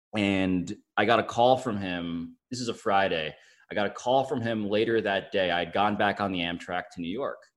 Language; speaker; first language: English; early bilingual, other home language; Filipino